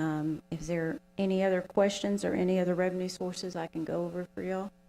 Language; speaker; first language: English; native; English